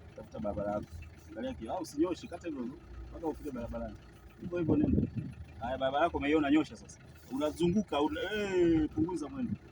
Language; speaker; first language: Swahili; native; Swahili